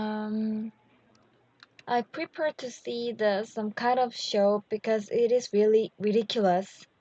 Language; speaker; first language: English; non-native, learner; Korean